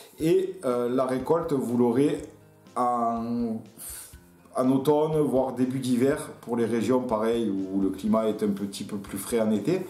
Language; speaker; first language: French; native; French